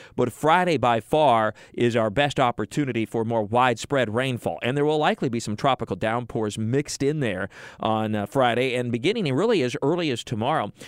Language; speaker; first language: English; native; English